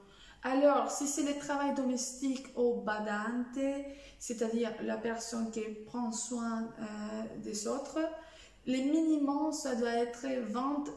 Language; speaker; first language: French; non-native, fluent; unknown